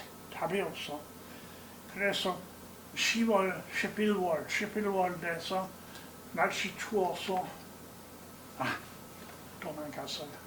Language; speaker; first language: Korean; non-native, learner; English